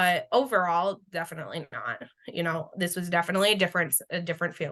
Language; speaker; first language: English; native; English